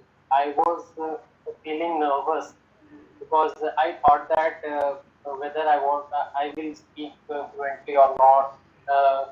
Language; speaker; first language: English; non-native, learner; Hindi